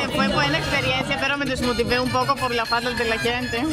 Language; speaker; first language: Spanish; non-native, fluent; Greek